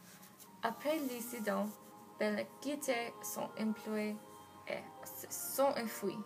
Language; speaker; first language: French; non-native, learner; English